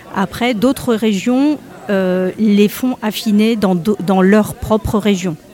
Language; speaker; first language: French; non-native, fluent; Spanish